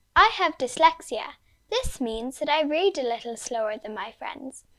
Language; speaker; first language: English; native; English